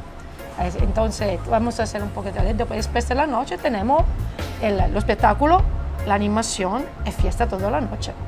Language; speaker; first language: Spanish; non-native, fluent; Italian